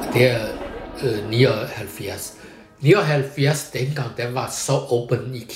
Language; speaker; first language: Danish; non-native, fluent; Chinese